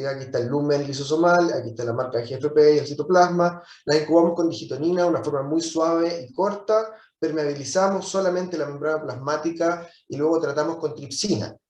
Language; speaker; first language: Spanish; native; Spanish